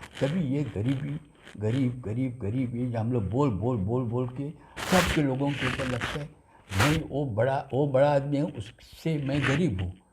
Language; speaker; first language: Hindi; non-native, local second language; Gujarati